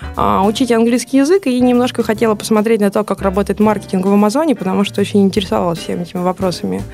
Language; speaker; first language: Russian; native; Russian